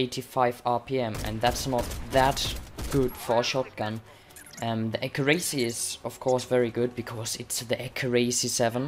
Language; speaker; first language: English; non-native, fluent; Swiss German